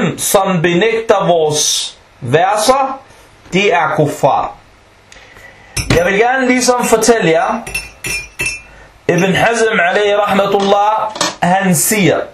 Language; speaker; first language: Danish; non-native, fluent; Arabic